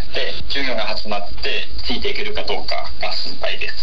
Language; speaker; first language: Japanese; non-native, fluent; Chinese